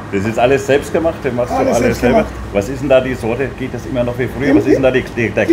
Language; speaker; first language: German; native; German